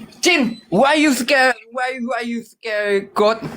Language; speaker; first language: English; non-native, learner; Thai